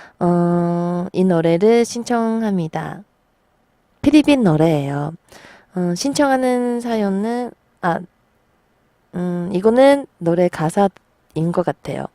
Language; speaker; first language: Korean; non-native, fluent; Chinese